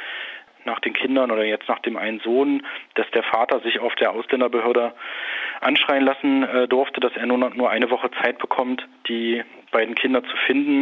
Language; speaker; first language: German; native; German